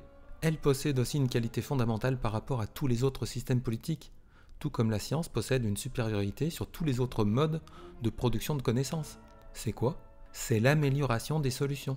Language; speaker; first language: French; native; French